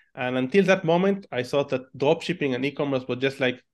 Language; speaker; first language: English; non-native, fluent; Hebrew